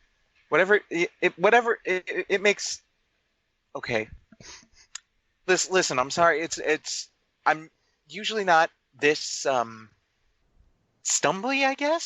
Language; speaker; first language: English; native; English